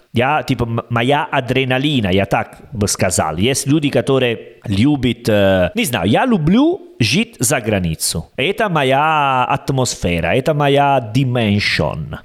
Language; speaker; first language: Russian; non-native, learner; Italian